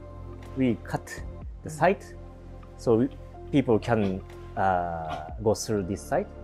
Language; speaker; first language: English; non-native, learner; Japanese